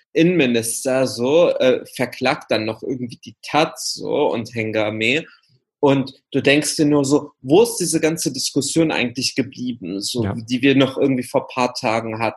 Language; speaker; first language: German; early bilingual, other home language; Arabic